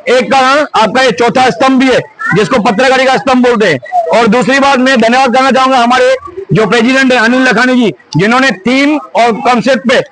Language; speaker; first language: Hindi; non-native, local second language; Sindhi